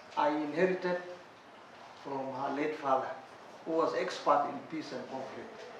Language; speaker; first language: English; non-native, local second language; Swahili